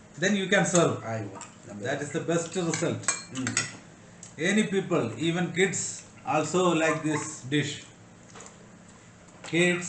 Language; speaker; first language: English; non-native, learner; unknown